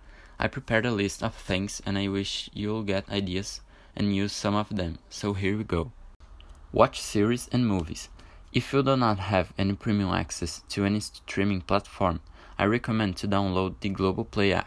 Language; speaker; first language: English; non-native, learner; Portuguese